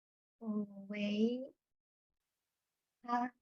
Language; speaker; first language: Chinese; non-native, learner; English